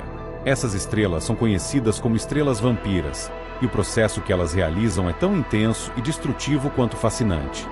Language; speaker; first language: Portuguese; native; Portuguese